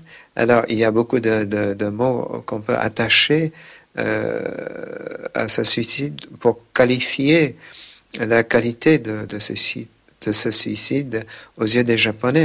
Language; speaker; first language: French; non-native, fluent; English